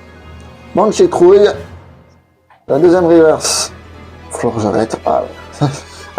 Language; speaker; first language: French; native; French